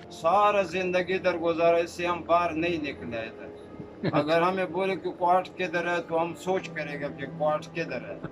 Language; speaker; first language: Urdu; non-native, local second language; Pashto